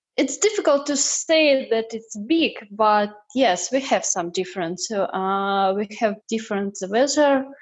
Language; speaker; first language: English; non-native, learner; Russian